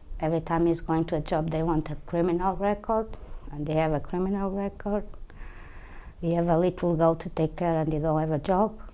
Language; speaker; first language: English; non-native, learner; Portuguese